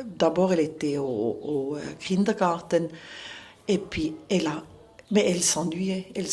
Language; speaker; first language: French; non-native, local second language; Swiss German